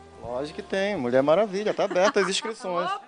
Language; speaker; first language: Portuguese; native; Portuguese